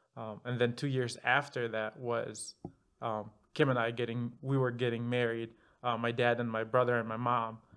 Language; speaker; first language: English; non-native, fluent; Arabic